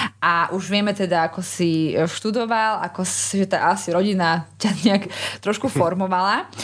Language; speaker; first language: Slovak; native; Slovak